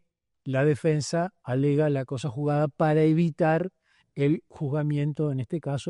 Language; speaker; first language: Spanish; native; Spanish